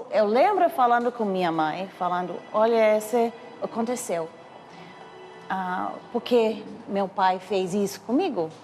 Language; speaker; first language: Portuguese; non-native, learner; English